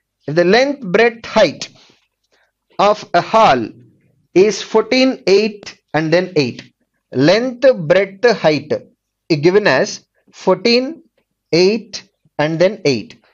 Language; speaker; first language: English; non-native, local second language; Telugu